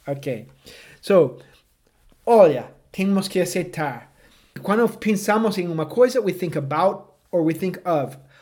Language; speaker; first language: Portuguese; non-native, fluent; English